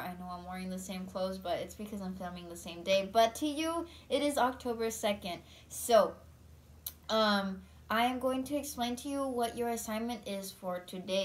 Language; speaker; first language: English; early bilingual, other home language; Spanish